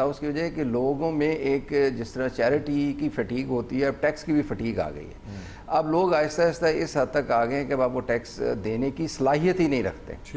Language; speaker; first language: Urdu; native; Urdu